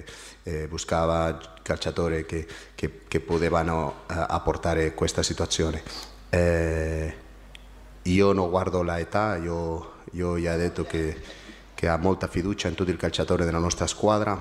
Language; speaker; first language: Italian; non-native, fluent; Spanish